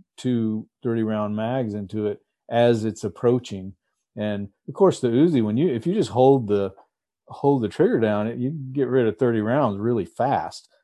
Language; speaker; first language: English; native; English